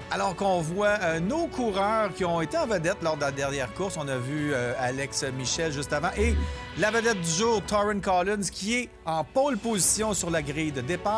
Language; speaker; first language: French; native; French